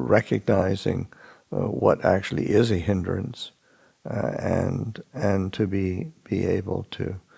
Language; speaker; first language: English; native; English